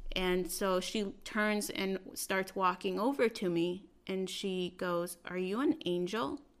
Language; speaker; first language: English; early bilingual, other home language; Spanish